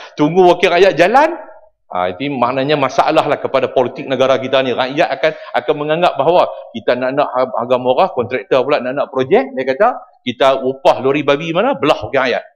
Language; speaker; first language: Malay; native; Malay